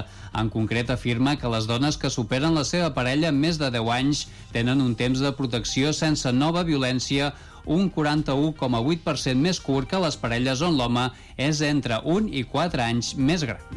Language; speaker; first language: Catalan; native; Catalan